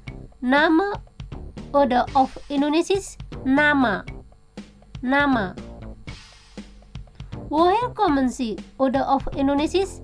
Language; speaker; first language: German; non-native, fluent; Indonesian